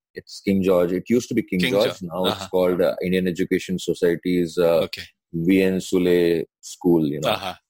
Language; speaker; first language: English; non-native, local second language; Sindhi